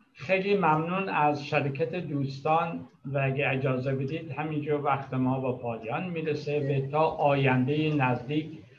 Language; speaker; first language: Persian; native; Persian